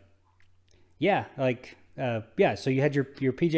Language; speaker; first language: English; native; English